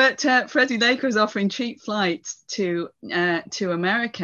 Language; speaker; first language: English; native; English